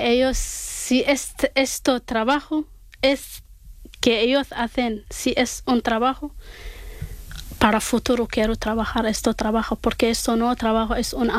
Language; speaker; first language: Spanish; non-native, learner; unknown